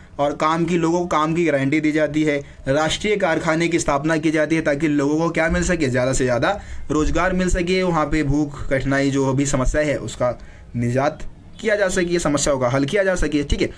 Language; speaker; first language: Hindi; native; Hindi